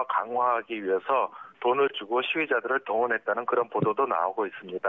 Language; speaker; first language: Korean; native; Korean